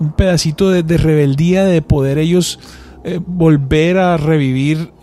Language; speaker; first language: Spanish; native; Spanish